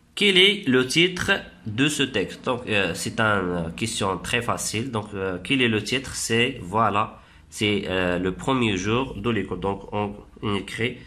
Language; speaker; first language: French; non-native, local second language; Arabic